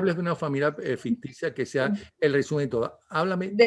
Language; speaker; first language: Spanish; native; Spanish